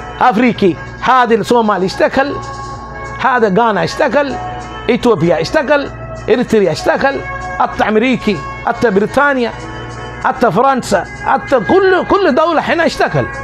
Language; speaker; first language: Arabic; non-native, learner; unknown